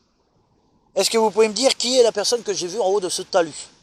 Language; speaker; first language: French; native; French